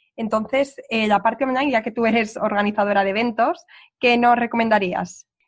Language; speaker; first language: Spanish; native; Spanish